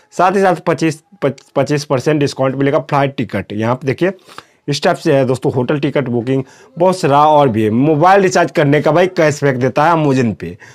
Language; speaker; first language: Hindi; native; Hindi